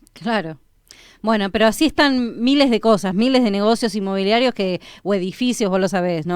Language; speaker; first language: Spanish; native; Spanish